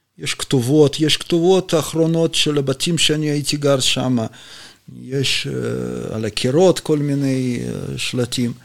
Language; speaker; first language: Hebrew; non-native, fluent; Russian